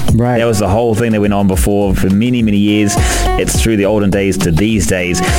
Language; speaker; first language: English; native; English